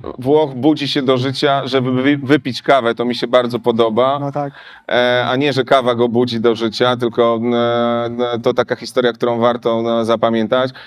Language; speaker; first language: Polish; native; Polish